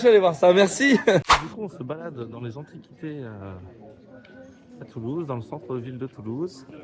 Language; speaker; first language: French; native; French